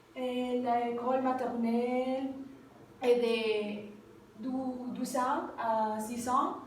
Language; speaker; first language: French; non-native, learner; Spanish